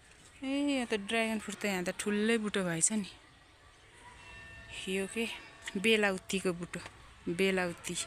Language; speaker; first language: Nepali; native; Nepali